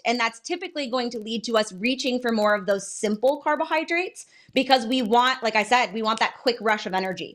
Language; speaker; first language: English; native; English